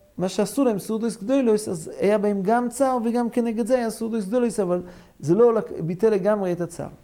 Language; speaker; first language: Hebrew; non-native, fluent; English